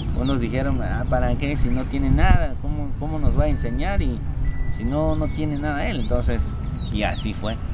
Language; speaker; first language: Spanish; non-native, local second language; Tzotzil